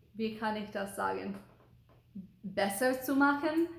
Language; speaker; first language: German; non-native, learner; English